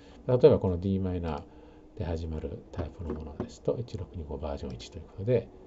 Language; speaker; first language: Japanese; native; Japanese